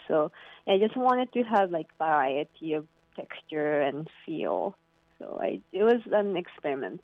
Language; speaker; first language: English; non-native, fluent; Japanese